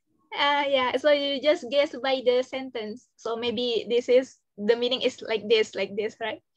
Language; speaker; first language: English; non-native, fluent; Indonesian